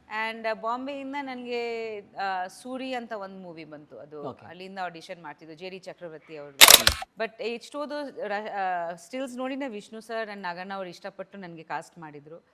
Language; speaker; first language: Kannada; non-native, fluent; Bangla